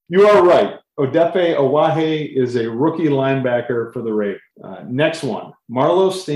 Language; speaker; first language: English; native; English